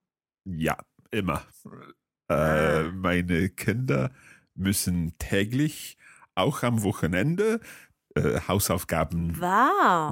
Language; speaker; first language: German; non-native, learner; English